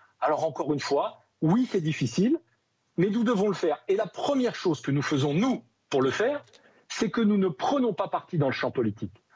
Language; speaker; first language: French; native; French